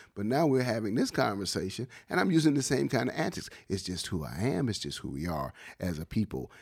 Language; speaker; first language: English; native; English